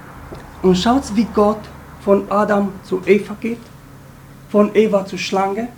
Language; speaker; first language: German; non-native, fluent; Romanian